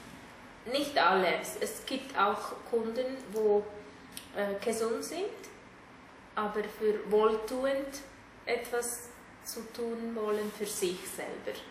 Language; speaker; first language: German; non-native, fluent; Tamil